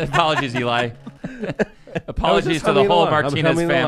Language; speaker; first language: English; native; English